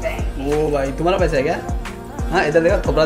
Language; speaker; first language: Hindi; non-native, local second language; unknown